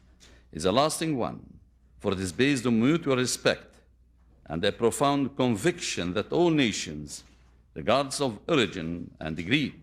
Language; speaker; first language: English; non-native, fluent; Arabic